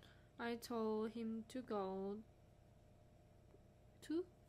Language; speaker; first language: English; non-native, learner; Korean